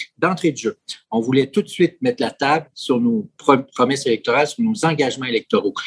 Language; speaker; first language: French; native; French